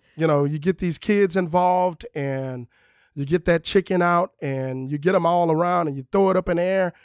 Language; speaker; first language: English; native; English